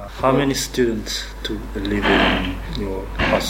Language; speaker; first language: English; non-native, learner; Chinese